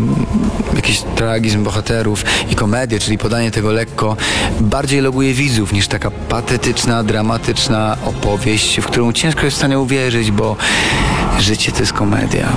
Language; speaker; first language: Polish; native; Polish